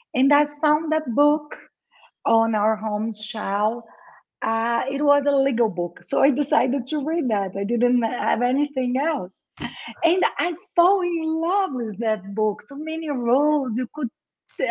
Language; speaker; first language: English; non-native, fluent; Portuguese